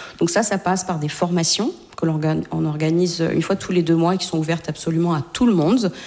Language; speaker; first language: French; native; French